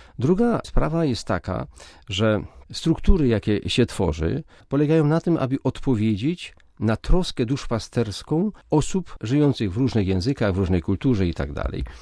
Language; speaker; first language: Polish; native; Polish